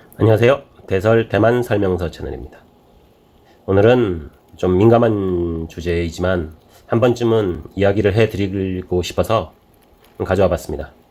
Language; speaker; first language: Korean; native; Korean